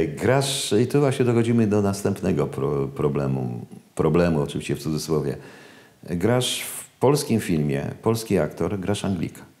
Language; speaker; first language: Polish; native; Polish